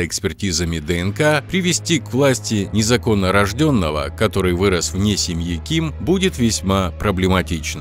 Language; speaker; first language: Russian; native; Russian